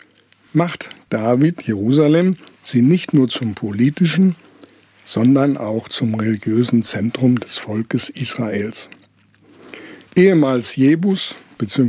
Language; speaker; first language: German; native; German